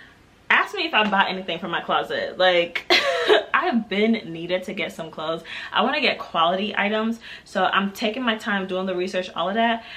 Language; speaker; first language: English; native; English